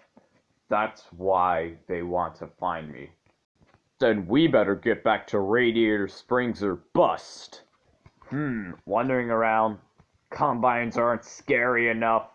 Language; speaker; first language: English; native; English